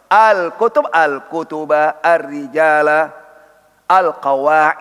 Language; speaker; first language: Arabic; non-native, fluent; Indonesian